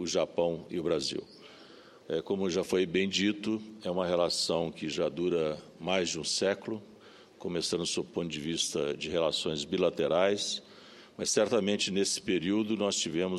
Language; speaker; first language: Portuguese; native; Portuguese